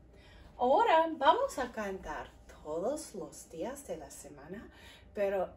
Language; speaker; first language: Spanish; non-native, fluent; English